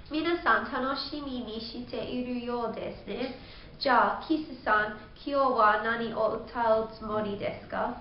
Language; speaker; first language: Japanese; non-native, learner; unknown